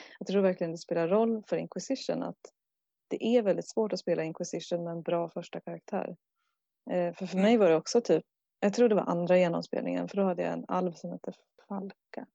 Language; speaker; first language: Swedish; native; Swedish